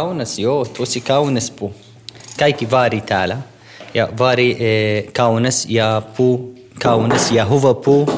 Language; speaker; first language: Finnish; non-native, learner; Kurdish